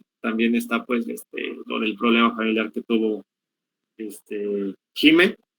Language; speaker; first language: Spanish; native; Spanish